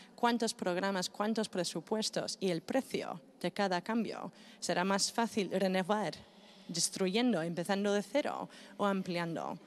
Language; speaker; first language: Spanish; non-native, fluent; Greek